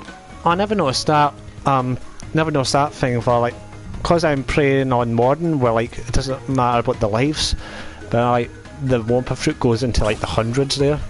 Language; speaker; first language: English; native; English